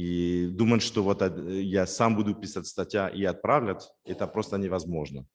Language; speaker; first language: Russian; non-native, fluent; French